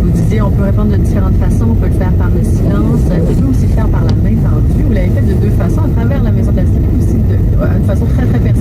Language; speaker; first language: French; native; French